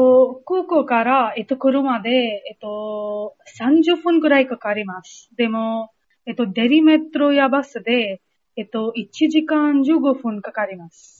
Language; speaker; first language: Japanese; non-native, learner; Hindi